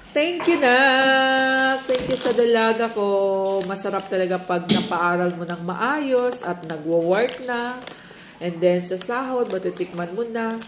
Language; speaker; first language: Filipino; native; Filipino